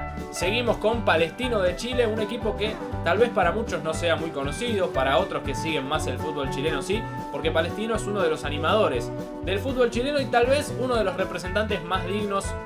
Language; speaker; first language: Spanish; native; Spanish